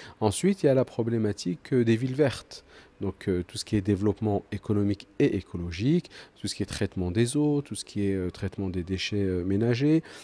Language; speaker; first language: French; early bilingual, other home language; Arabic